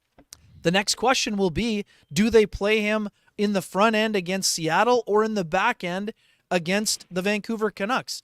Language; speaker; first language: English; native; English